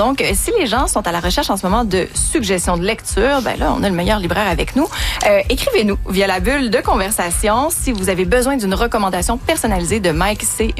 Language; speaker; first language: French; native; French